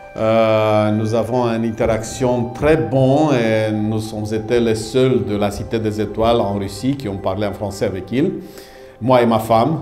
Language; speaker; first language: French; non-native, fluent; Romanian